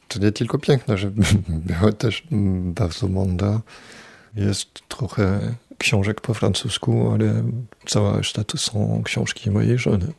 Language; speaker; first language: Polish; non-native, fluent; French